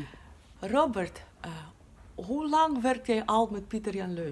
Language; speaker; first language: Dutch; non-native, learner; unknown